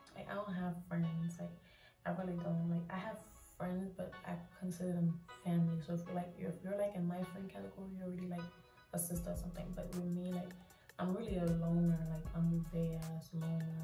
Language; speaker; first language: English; native; English